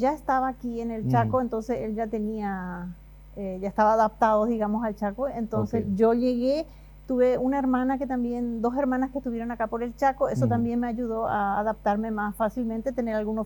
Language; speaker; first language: Spanish; native; Spanish